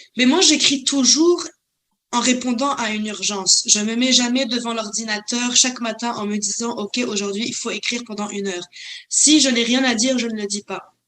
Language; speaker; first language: French; non-native, local second language; Arabic